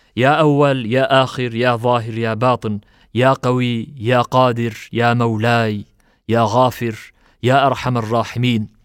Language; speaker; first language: Arabic; non-native, fluent; Turkish